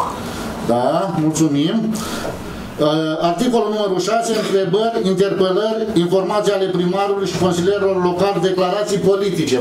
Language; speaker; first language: Romanian; native; Romanian